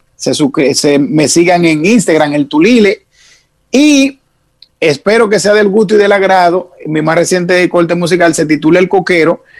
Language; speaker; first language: Spanish; native; Spanish